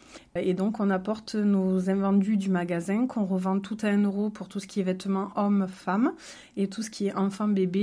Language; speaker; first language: French; native; French